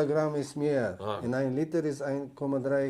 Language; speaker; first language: German; non-native, learner; Russian